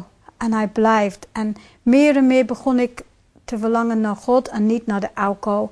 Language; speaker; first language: Dutch; non-native, fluent; English